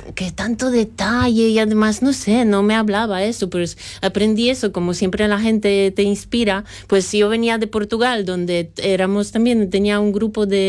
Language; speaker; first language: Spanish; non-native, fluent; Polish